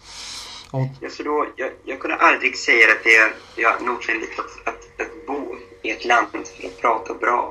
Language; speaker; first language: Swedish; non-native, fluent; English